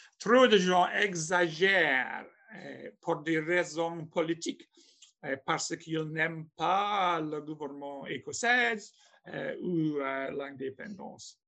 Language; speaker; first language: French; non-native, fluent; English